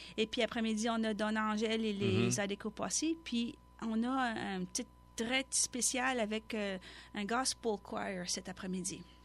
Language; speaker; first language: French; native; French